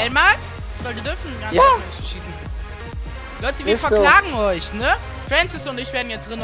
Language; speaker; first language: German; native; German